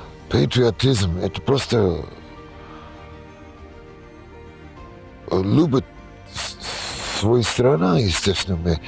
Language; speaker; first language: Russian; non-native, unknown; English